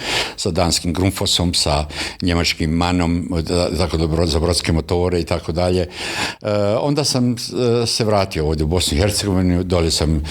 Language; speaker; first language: Bosnian; native; Bosnian